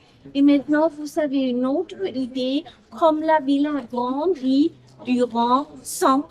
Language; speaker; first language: French; non-native, fluent; German